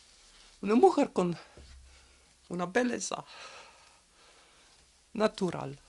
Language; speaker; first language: Spanish; non-native, learner; French